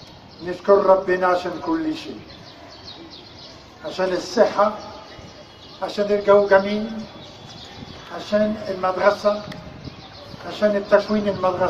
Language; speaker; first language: Arabic; non-native, fluent; French